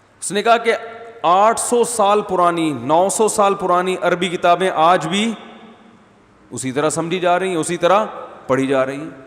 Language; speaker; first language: Urdu; native; Urdu